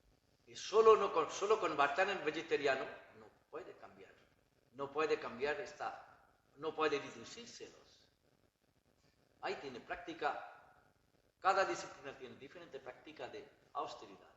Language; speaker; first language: Spanish; non-native, learner; Bangla